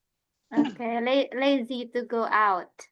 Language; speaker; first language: English; non-native, fluent; Indonesian